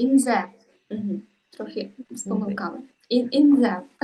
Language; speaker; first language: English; non-native, learner; Ukrainian